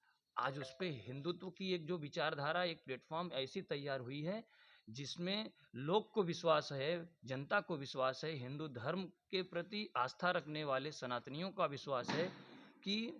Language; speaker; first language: Hindi; native; Hindi